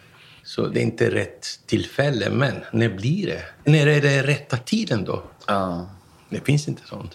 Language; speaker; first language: Swedish; non-native, fluent; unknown